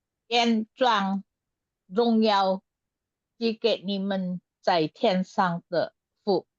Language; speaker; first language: Chinese; non-native, learner; Indonesian